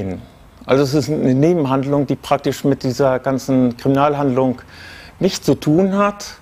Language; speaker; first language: German; native; German